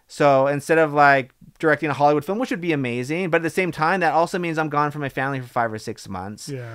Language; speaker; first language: English; native; English